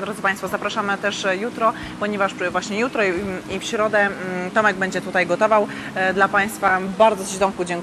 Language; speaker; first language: Polish; native; Polish